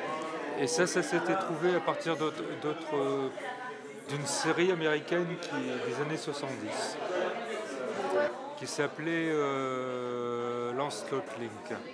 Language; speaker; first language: French; native; French